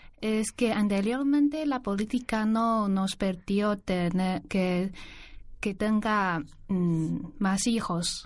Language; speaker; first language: Spanish; non-native, learner; Chinese